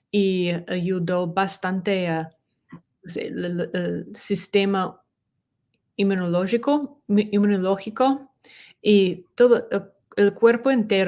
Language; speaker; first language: Spanish; non-native, learner; English